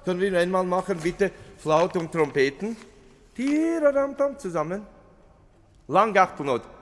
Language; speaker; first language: German; non-native, fluent; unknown